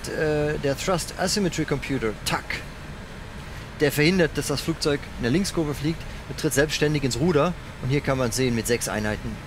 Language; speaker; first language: German; native; German